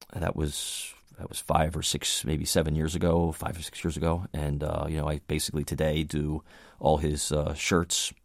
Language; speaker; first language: English; native; English